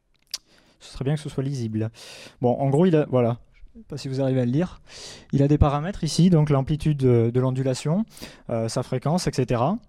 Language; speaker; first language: French; native; French